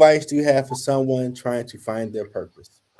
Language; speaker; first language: English; native; English